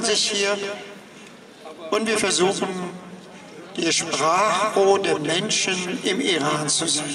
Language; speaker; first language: German; non-native, fluent; Persian